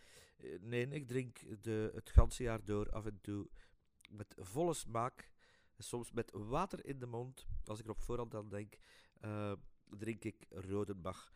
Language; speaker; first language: Dutch; native; Dutch